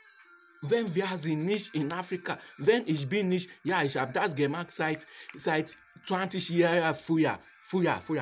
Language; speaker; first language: German; non-native, learner; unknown